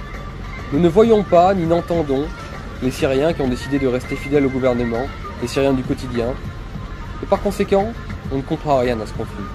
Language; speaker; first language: French; native; French